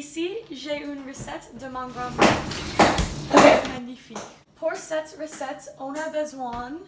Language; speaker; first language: French; non-native, learner; English